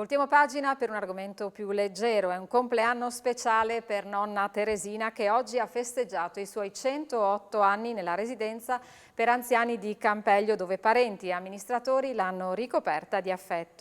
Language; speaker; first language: Italian; native; Italian